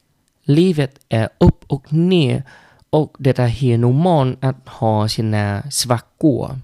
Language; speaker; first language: Swedish; non-native, learner; Vietnamese